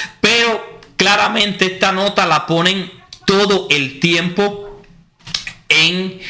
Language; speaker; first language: Spanish; native; Spanish